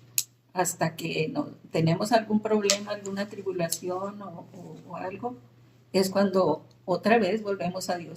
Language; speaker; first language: Spanish; native; Spanish